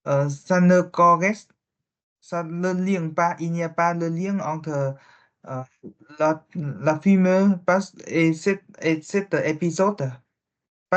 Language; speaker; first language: French; non-native, learner; Vietnamese